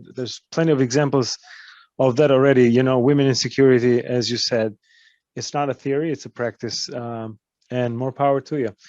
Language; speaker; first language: English; non-native, fluent; Albanian